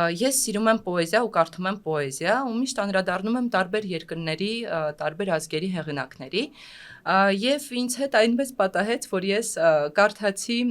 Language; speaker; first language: Armenian; non-native, fluent; Russian